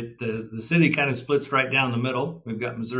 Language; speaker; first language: English; native; English